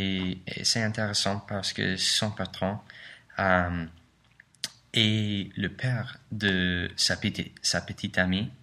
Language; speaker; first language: French; non-native, learner; English